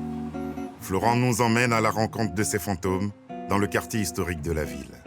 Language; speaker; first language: French; native; French